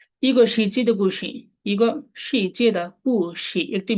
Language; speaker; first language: Chinese; non-native, fluent; Bangla